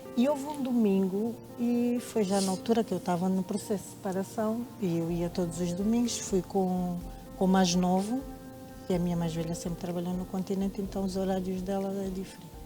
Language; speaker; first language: Portuguese; native; Portuguese